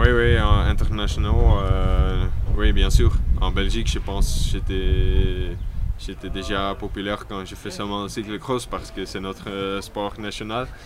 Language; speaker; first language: French; non-native, local second language; Dutch